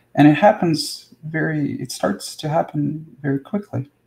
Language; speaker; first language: English; non-native, fluent; Russian